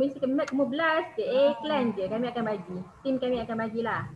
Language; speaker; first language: Malay; native; Malay